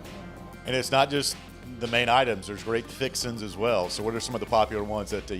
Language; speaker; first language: English; native; English